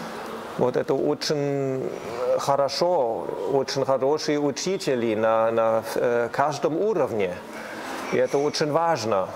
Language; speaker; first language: Russian; non-native, learner; German